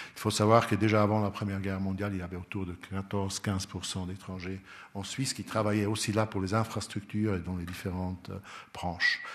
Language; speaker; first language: French; non-native, local second language; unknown